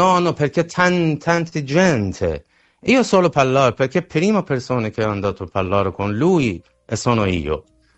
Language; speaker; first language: Italian; non-native, learner; Persian